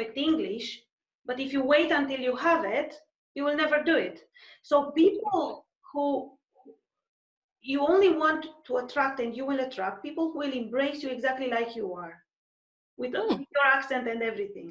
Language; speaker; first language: English; non-native, fluent; Romanian